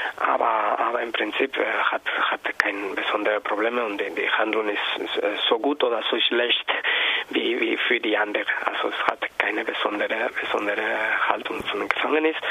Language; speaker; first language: German; non-native, learner; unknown